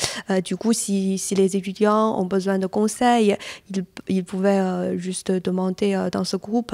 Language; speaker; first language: French; non-native, fluent; Chinese